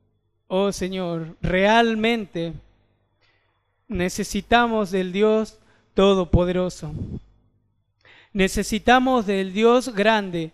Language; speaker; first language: Spanish; native; Spanish